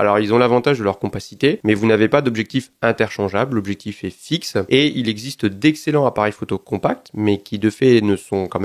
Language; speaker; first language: French; native; French